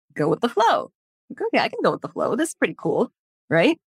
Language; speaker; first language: English; native; English